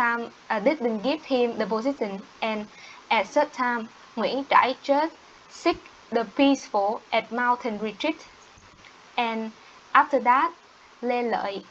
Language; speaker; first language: English; non-native, learner; Vietnamese